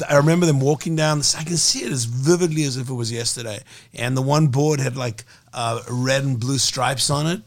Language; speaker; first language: English; native; English